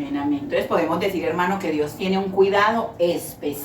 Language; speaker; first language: Spanish; native; Spanish